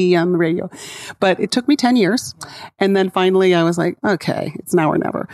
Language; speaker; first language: English; native; English